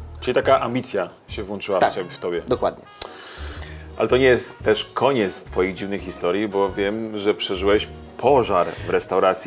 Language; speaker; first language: Polish; native; Polish